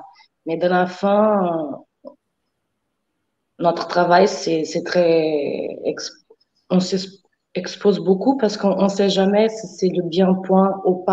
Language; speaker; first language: French; non-native, fluent; Portuguese